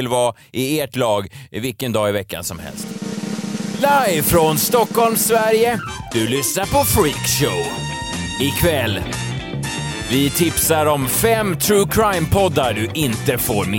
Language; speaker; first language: Swedish; native; Swedish